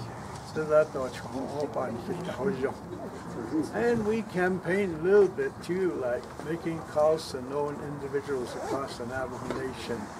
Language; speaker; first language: English; non-native, local second language; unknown